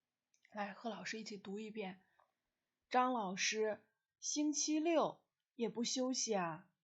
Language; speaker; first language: Chinese; non-native, fluent; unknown